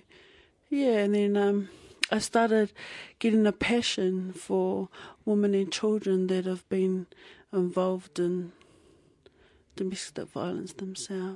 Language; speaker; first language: English; native; English